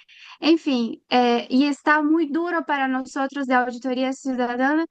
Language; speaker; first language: Spanish; non-native, learner; Portuguese